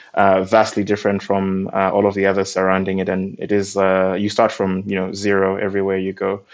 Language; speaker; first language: English; non-native, local second language; Nyanja